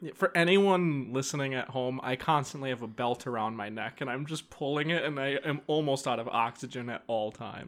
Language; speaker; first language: English; native; English